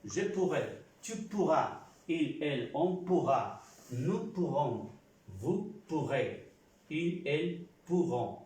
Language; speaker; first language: French; non-native, fluent; Spanish